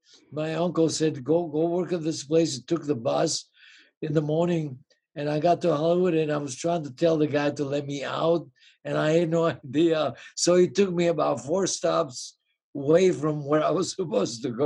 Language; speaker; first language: English; non-native, fluent; Italian